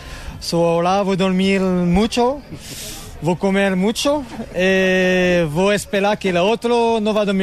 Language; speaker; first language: Spanish; non-native, learner; French